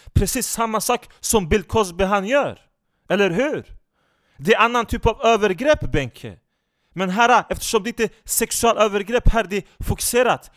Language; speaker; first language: Swedish; non-native, fluent; Turkish